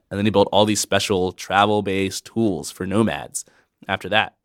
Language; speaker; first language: English; native; English